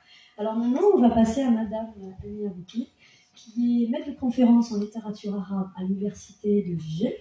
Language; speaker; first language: French; non-native, local second language; Arabic